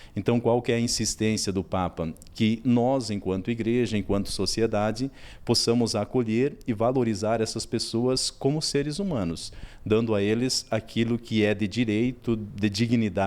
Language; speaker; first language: Portuguese; native; Portuguese